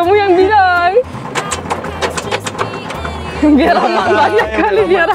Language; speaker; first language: Indonesian; non-native, fluent; Turkish